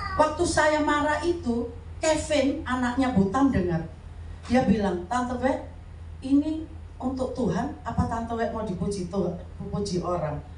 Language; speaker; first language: Indonesian; native; Indonesian